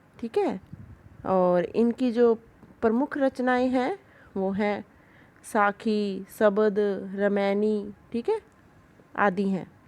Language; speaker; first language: Hindi; native; Hindi